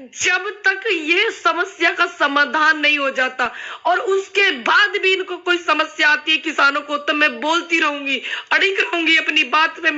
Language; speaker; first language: Hindi; native; Hindi